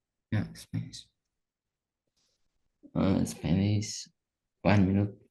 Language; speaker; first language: English; non-native, learner; Uzbek